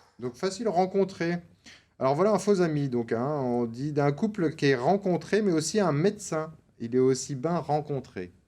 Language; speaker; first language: French; native; French